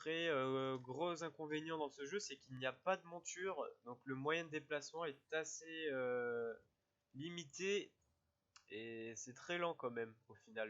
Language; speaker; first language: French; native; French